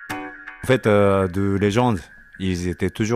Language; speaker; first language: French; non-native, learner; Japanese